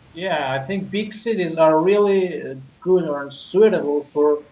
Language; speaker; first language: English; non-native, learner; Persian